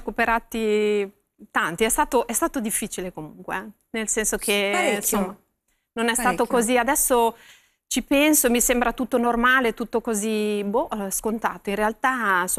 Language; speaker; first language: Italian; native; Italian